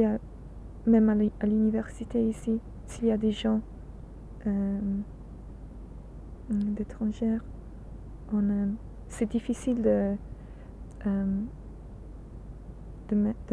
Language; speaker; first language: French; non-native, learner; English